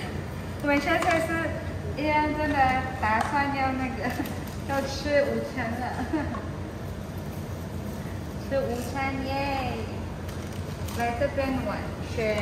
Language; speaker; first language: Chinese; non-native, fluent; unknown